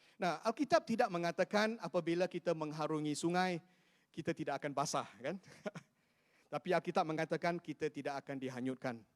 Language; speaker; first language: Malay; non-native, local second language; Chinese